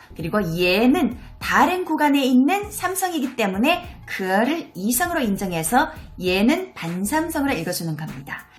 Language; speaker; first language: Korean; early bilingual, heritage; Korean